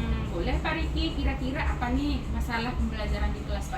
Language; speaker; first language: Indonesian; native; Indonesian